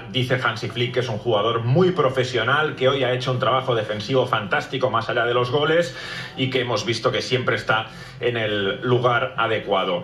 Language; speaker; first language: Spanish; native; Spanish